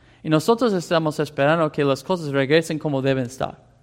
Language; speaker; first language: Spanish; non-native, fluent; English